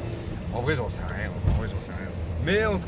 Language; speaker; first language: French; native; French